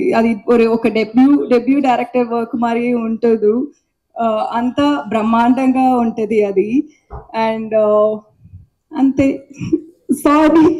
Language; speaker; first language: Telugu; non-native, learner; Tamil